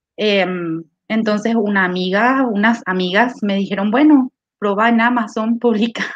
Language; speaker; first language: Spanish; native; Spanish